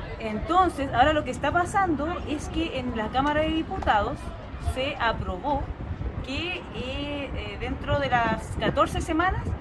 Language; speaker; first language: Spanish; native; Spanish